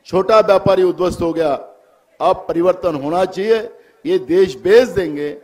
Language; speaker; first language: Hindi; non-native, local second language; Marathi